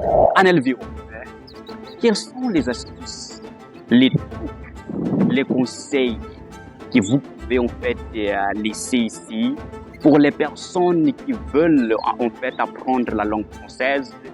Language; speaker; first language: French; non-native, fluent; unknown